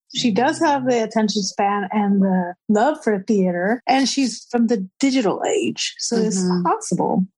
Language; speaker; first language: English; non-native, fluent; Spanish